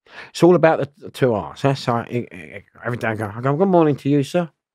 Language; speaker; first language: English; native; English